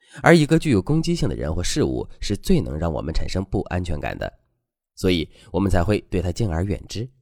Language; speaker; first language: Chinese; native; Chinese